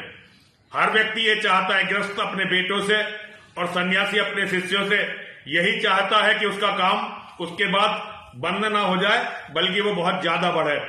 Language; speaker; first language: Hindi; native; Hindi